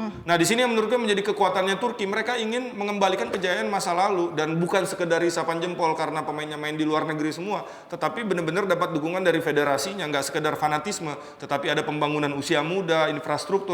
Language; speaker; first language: Indonesian; native; Indonesian